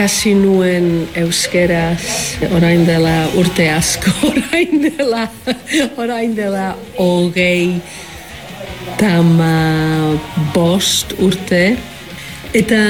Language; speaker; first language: Basque; non-native, fluent; Welsh